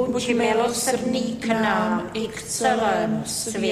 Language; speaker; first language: Czech; native; Czech